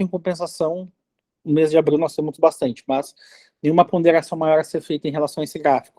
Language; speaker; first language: Portuguese; native; Portuguese